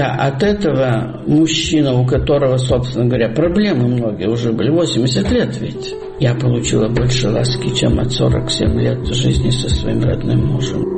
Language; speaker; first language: Russian; native; Russian